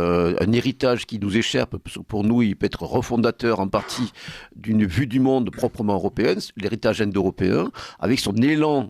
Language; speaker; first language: French; native; French